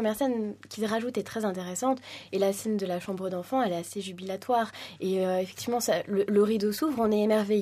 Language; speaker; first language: French; native; French